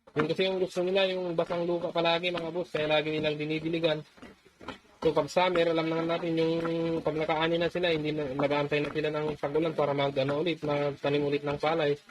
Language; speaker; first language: Filipino; non-native, local second language; Iloko